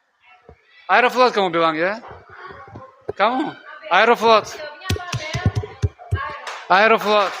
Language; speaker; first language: Indonesian; non-native, learner; Russian